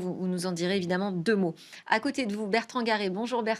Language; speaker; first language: French; native; French